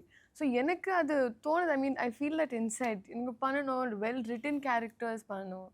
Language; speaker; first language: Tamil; non-native, learner; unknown